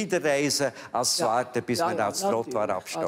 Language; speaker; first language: German; native; German